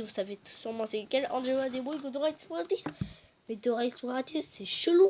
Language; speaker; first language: French; native; French